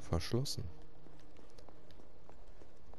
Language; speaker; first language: German; native; German